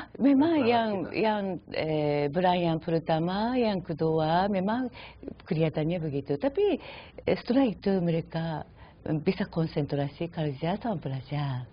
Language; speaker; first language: Indonesian; non-native, fluent; Japanese